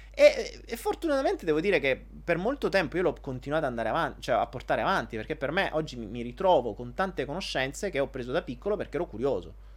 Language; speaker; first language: Italian; native; Italian